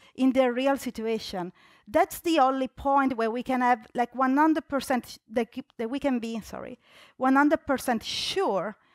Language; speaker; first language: English; non-native, fluent; Italian